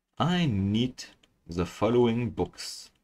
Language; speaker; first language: English; non-native, fluent; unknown